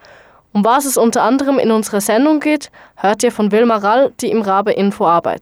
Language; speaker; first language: German; native; German